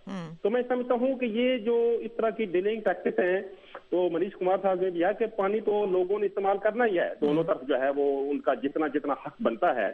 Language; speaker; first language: Urdu; native; Urdu